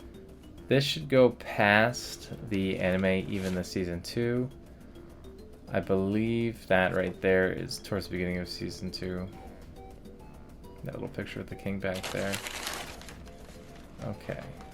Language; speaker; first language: English; native; English